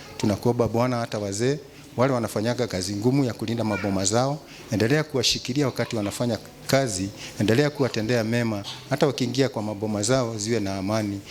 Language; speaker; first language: Swahili; non-native, local second language; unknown